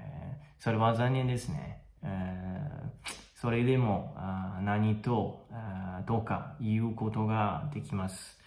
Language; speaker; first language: Japanese; non-native, learner; Chinese